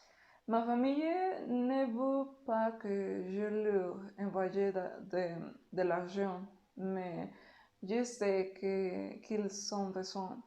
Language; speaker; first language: French; non-native, learner; Spanish